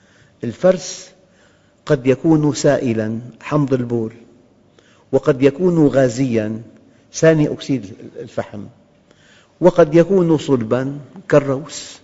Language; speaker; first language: Arabic; native; Arabic